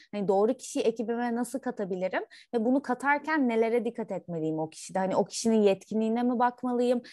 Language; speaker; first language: Turkish; native; Turkish